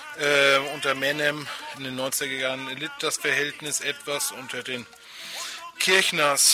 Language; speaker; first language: German; native; German